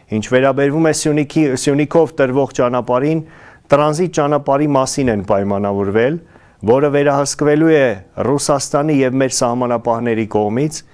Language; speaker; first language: Armenian; native; Armenian